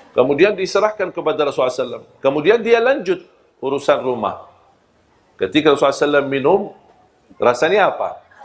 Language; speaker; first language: Malay; non-native, fluent; Arabic